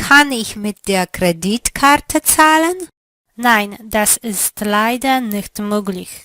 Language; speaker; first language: German; non-native, learner; Polish